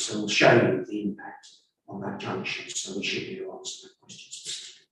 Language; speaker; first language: English; native; English